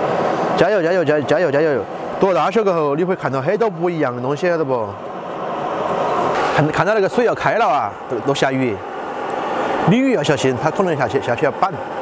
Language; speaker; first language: Chinese; native; Chinese